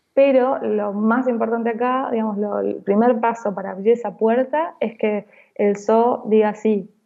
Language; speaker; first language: Spanish; native; Spanish